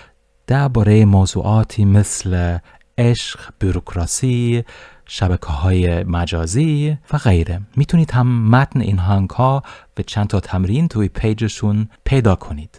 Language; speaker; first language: Persian; non-native, fluent; German